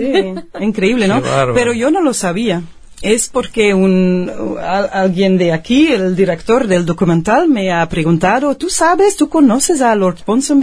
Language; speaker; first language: Spanish; non-native, fluent; Dutch